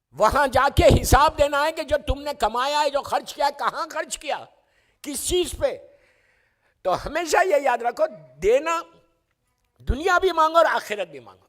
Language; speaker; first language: Urdu; native; Urdu